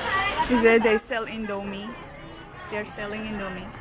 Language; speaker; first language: English; non-native, fluent; Indonesian